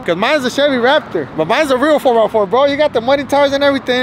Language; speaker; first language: English; early bilingual, other home language; Spanish